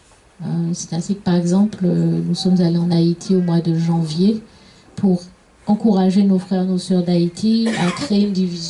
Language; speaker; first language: French; native; French